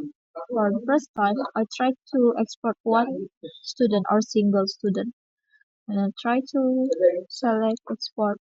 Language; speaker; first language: English; non-native, learner; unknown